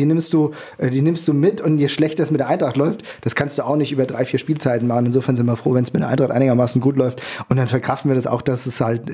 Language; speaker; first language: German; native; German